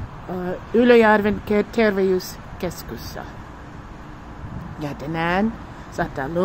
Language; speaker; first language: Finnish; non-native, learner; English